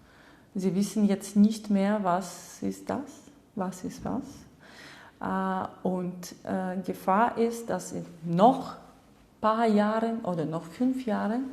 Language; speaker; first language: German; non-native, fluent; Russian